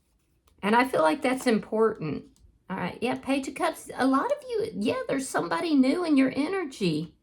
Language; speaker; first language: English; native; English